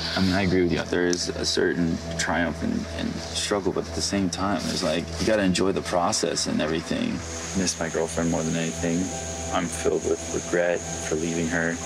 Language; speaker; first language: English; native; English